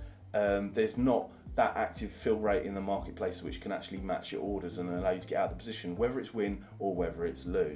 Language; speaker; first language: English; native; English